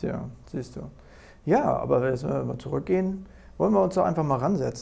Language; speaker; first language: German; native; German